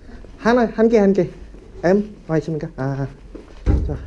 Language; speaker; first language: Korean; non-native, learner; Indonesian